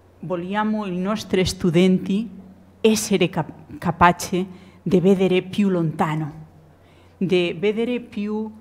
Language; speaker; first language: Italian; non-native, learner; Spanish